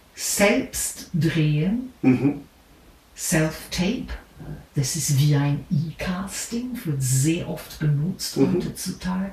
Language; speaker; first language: German; non-native, fluent; English